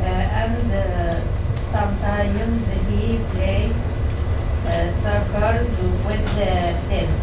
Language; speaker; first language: English; non-native, learner; Arabic